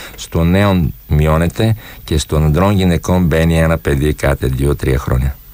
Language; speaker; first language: Greek; non-native, fluent; Polish